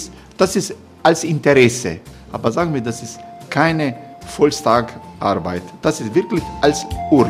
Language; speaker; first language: German; non-native, learner; Croatian